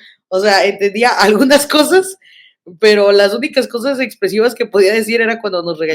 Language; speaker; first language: Spanish; native; Spanish